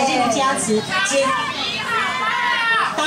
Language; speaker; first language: Chinese; native; Chinese